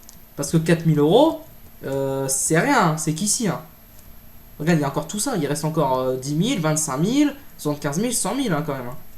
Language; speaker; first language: French; native; French